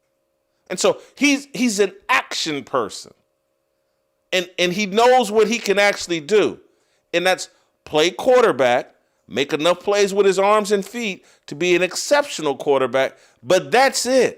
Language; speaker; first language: English; native; English